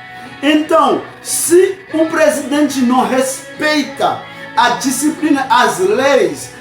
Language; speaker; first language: Portuguese; non-native, fluent; Haitian Creole